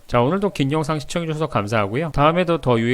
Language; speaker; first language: Korean; native; Korean